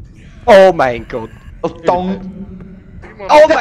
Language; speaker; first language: German; native; German